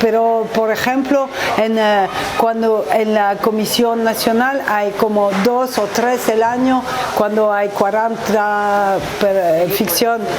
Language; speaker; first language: Spanish; non-native, learner; French